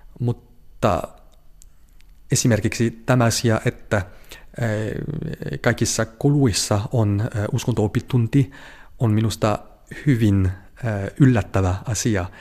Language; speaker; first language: Finnish; non-native, fluent; French